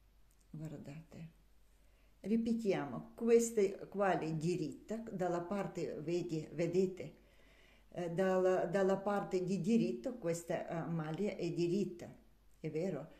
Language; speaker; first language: Italian; non-native, learner; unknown